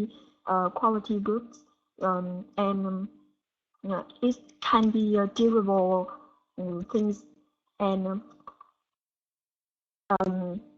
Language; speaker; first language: English; non-native, learner; Vietnamese